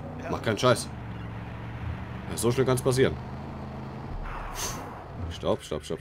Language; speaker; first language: German; native; German